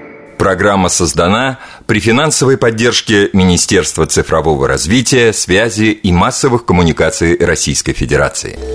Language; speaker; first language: Russian; native; Russian